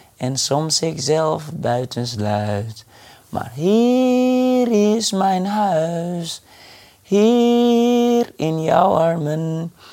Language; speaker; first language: Dutch; non-native, fluent; Arabic